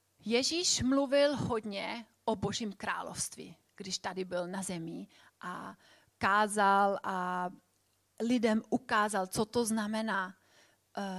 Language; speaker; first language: Czech; non-native, fluent; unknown